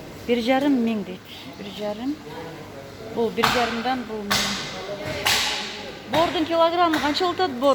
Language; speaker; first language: Uzbek; non-native, local second language; Kyrgyz